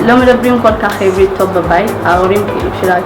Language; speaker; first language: Hebrew; non-native, learner; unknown